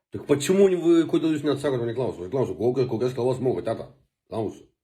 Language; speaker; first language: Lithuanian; native; Lithuanian